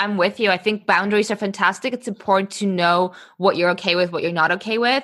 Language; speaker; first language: English; native; English